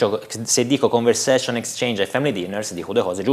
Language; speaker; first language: Italian; native; Italian